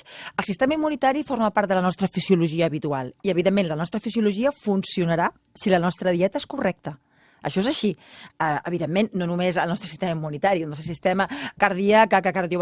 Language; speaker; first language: Catalan; native; Catalan